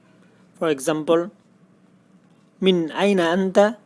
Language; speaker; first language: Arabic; non-native, fluent; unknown